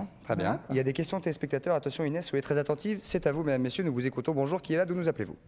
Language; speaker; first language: French; native; French